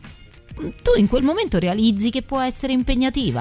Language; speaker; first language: Italian; native; Italian